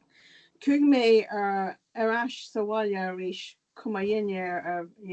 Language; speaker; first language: Irish; non-native, local second language; English